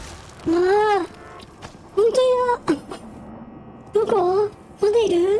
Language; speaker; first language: Japanese; native; Japanese